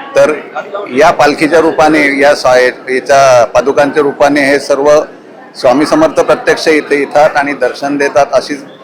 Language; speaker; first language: Marathi; native; Marathi